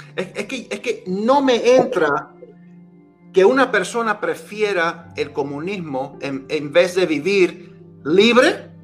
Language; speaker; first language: Spanish; early bilingual, heritage; Spanish